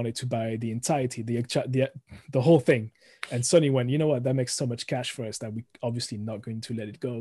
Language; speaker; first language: English; non-native, fluent; French